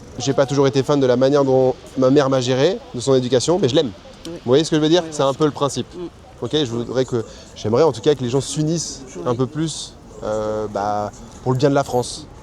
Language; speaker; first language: French; native; French